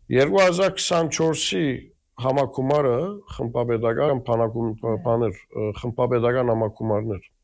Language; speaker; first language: Armenian; native; Armenian